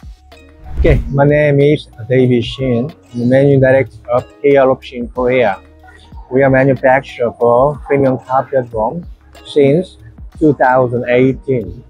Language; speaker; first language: English; non-native, learner; Korean